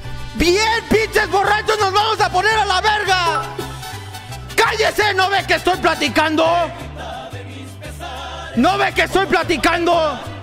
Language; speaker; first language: Spanish; native; Spanish